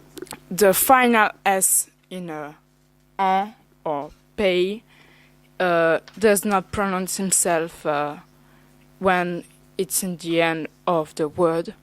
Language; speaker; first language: English; non-native, learner; French